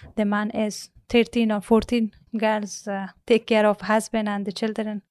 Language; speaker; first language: English; non-native, learner; Persian